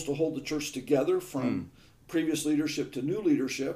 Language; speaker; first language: English; native; English